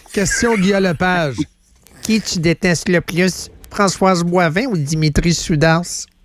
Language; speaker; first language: French; native; French